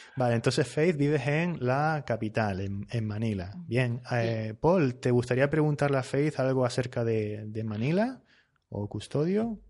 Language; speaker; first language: Spanish; native; Spanish